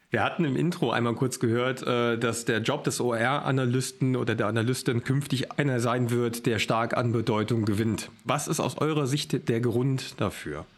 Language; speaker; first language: German; native; German